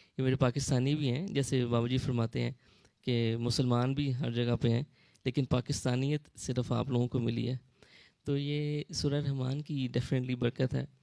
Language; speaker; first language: Urdu; early bilingual, heritage; Urdu